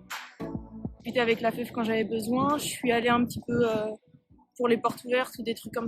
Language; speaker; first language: French; native; French